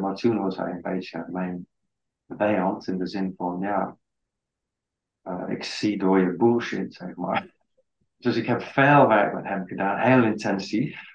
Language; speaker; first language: Dutch; non-native, fluent; English